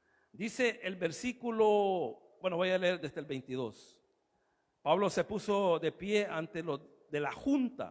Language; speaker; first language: Spanish; native; Spanish